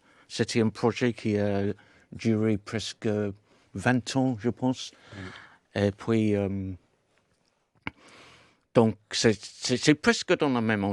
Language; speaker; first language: French; non-native, fluent; English